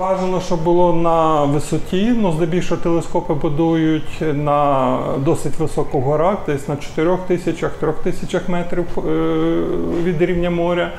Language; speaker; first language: Ukrainian; native; Ukrainian